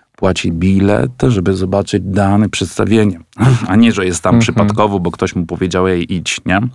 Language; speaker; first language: Polish; non-native, fluent; Italian